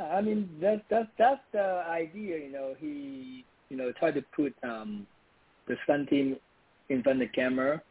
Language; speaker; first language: English; non-native, local second language; Cantonese